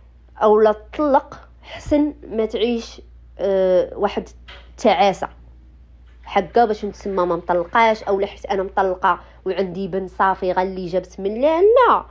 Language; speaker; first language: Arabic; native; Arabic